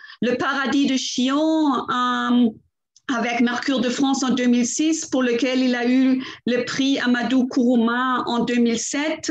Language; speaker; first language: French; non-native, fluent; German